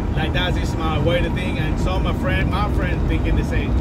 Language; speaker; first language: English; non-native, learner; Spanish